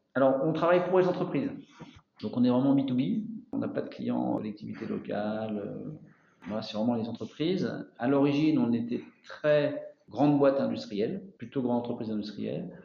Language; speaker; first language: French; native; French